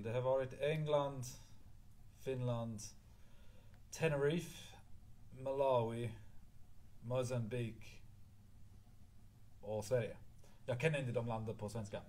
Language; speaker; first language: Swedish; non-native, learner; English